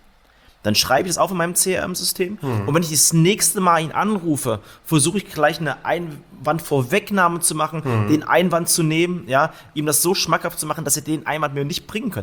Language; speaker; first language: German; native; German